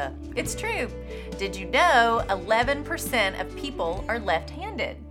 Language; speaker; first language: English; native; English